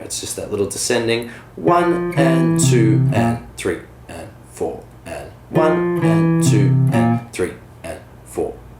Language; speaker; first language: English; native; English